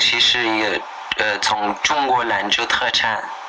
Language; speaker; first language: Chinese; non-native, learner; Norwegian